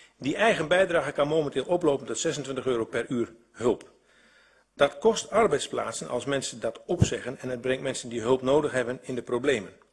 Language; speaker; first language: Dutch; native; Dutch